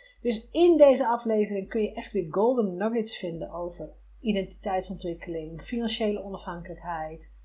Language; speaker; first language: Dutch; native; Dutch